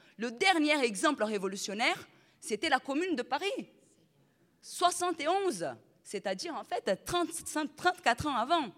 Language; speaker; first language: French; non-native, fluent; Portuguese